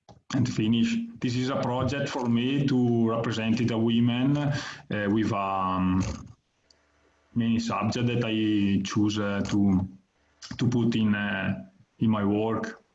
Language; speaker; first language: English; non-native, learner; Italian